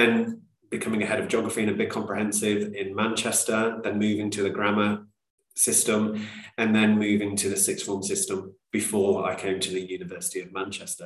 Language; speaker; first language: English; native; English